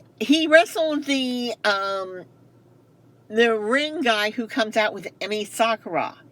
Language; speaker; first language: English; native; English